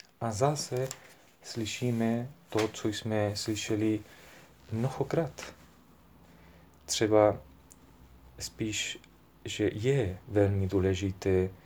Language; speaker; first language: Czech; non-native, fluent; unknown